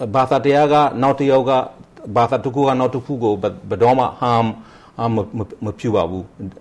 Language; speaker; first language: Burmese; non-native, local second language; Rohingya